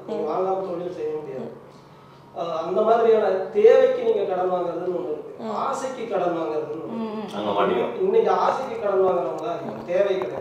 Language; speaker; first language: Tamil; native; Tamil